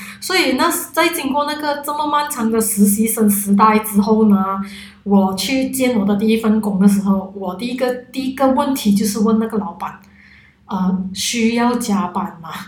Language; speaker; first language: Chinese; non-native, local second language; Cantonese